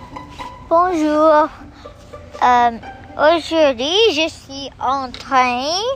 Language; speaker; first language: French; non-native, learner; English